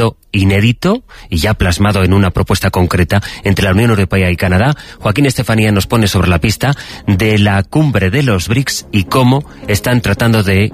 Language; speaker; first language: Spanish; native; Spanish